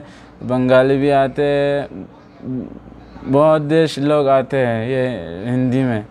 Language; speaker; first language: Hindi; non-native, fluent; Oromo